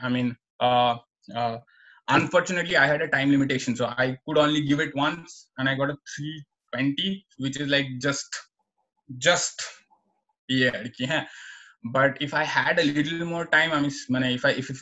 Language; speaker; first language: English; non-native, local second language; Bangla